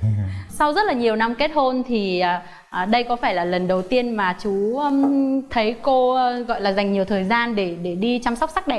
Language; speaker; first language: Vietnamese; native; Vietnamese